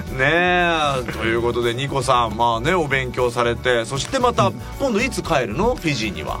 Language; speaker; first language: Japanese; native; Japanese